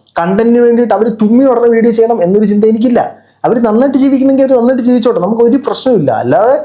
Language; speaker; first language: Malayalam; native; Malayalam